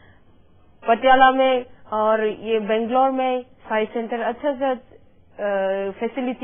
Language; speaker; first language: Hindi; non-native, local second language; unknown